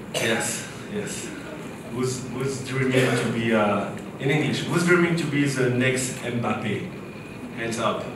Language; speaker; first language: English; non-native, fluent; French